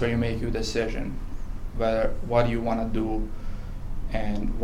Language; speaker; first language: English; non-native, fluent; Bosnian